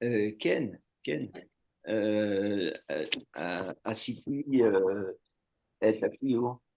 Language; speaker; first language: Hebrew; non-native, learner; French